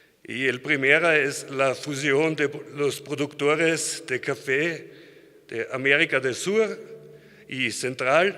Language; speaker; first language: Spanish; non-native, learner; German